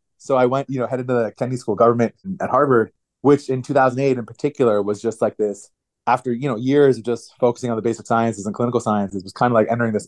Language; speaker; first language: English; native; English